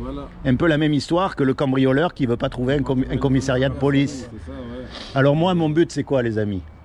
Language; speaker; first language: French; native; French